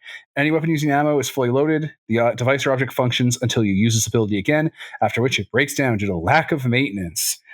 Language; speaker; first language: English; native; English